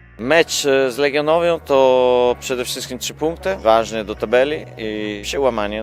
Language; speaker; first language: Polish; non-native, fluent; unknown